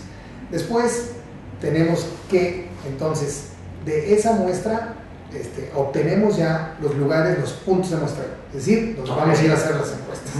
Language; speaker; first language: Spanish; native; Spanish